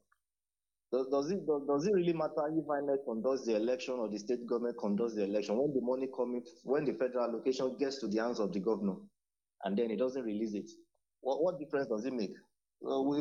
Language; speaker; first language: English; non-native, local second language; Yoruba